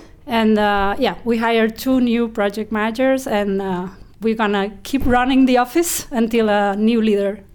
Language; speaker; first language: English; non-native, fluent; Spanish